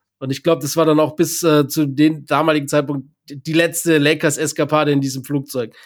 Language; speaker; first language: German; native; German